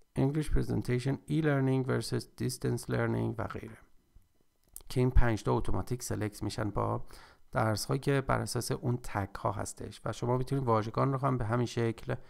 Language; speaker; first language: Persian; native; Persian